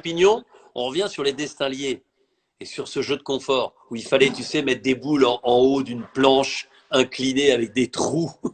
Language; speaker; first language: French; native; French